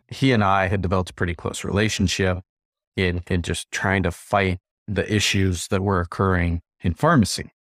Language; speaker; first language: English; native; English